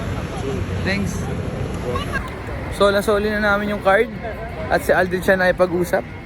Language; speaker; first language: Filipino; native; Filipino